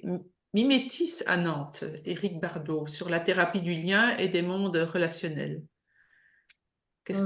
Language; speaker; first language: French; native; French